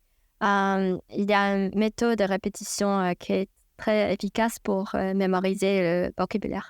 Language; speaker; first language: French; non-native, fluent; Chinese